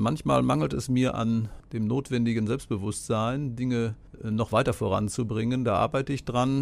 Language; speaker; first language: German; native; German